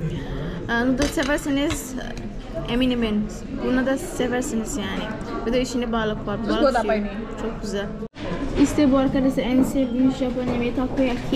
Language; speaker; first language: Turkish; non-native, learner; Indonesian